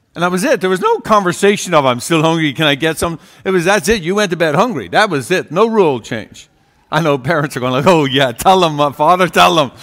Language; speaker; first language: English; native; English